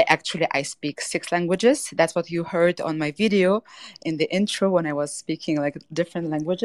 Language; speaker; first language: English; non-native, fluent; Russian